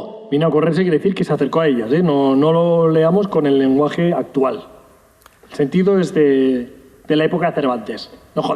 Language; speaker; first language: Spanish; native; Spanish